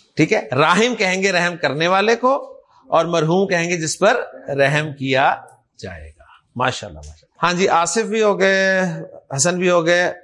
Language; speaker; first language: Urdu; native; Urdu